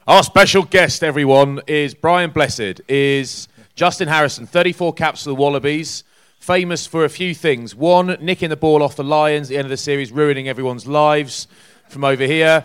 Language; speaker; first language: English; native; English